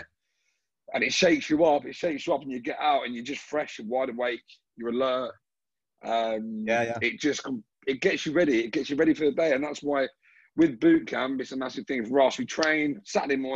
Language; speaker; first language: English; native; English